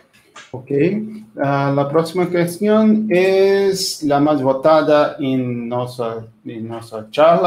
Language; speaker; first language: Spanish; non-native, fluent; Portuguese